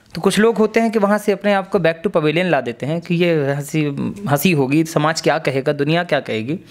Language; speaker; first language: Hindi; native; Hindi